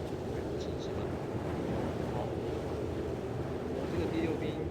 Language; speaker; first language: Chinese; native; Chinese